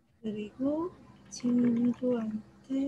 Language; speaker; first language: Korean; non-native, learner; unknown